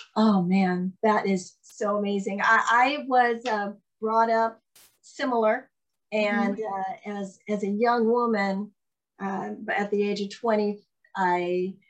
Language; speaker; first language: English; native; English